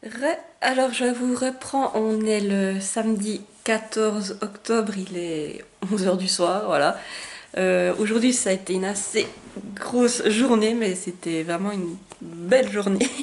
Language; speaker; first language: French; native; French